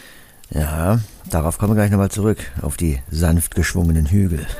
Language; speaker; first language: German; native; German